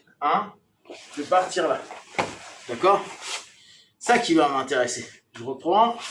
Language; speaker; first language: French; native; French